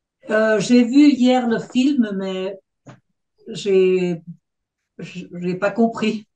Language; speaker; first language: French; non-native, fluent; Spanish